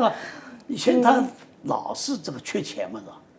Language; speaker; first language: Chinese; native; Chinese